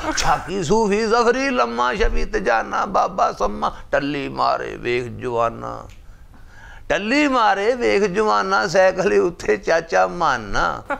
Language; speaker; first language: Punjabi; native; Punjabi